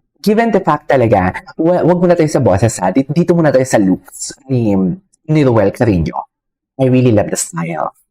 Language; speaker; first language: Filipino; non-native, local second language; Hiligaynon